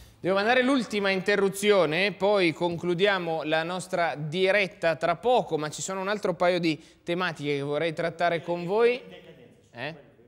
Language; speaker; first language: Italian; native; Italian